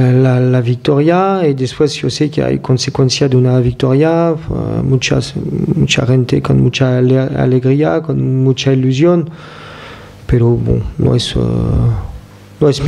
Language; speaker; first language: Spanish; non-native, fluent; French